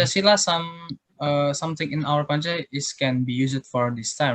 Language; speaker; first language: English; non-native, learner; Indonesian